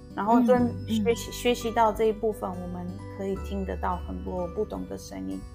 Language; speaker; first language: Chinese; non-native, fluent; Polish